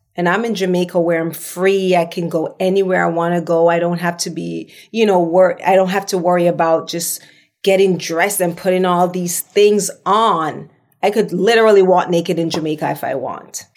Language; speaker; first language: English; non-native, local second language; Jamaican Creole English